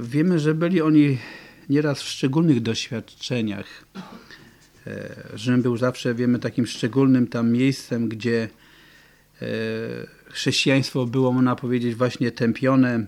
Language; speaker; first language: Polish; native; Polish